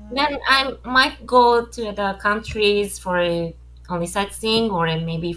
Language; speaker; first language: English; non-native, learner; Japanese